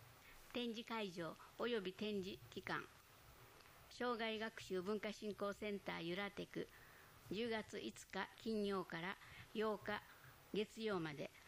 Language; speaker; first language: Japanese; native; Japanese